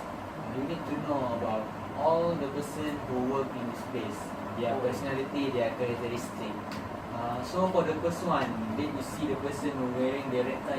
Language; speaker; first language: English; non-native, learner; Malay